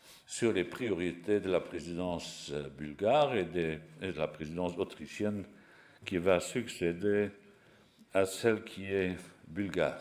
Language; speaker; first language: French; non-native, local second language; Luxembourgish